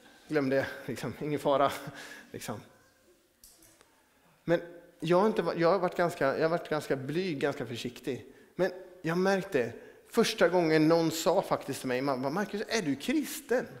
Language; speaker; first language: Swedish; native; Swedish